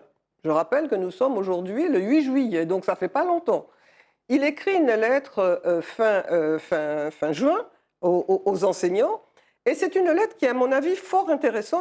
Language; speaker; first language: French; native; French